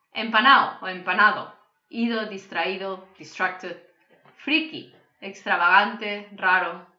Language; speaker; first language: Spanish; non-native, local second language; Catalan